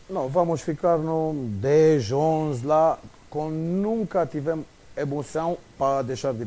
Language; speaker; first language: Portuguese; non-native, fluent; Romanian